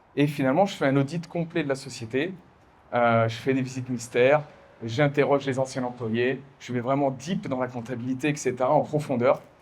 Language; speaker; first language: French; native; French